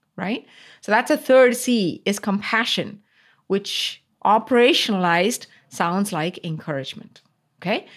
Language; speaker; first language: English; non-native, local second language; Tamil